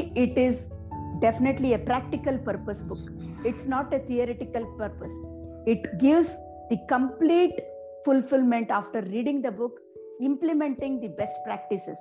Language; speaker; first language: English; non-native, local second language; Kannada